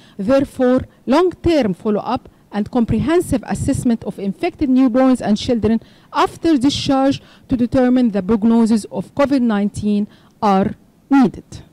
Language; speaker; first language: English; non-native, fluent; Arabic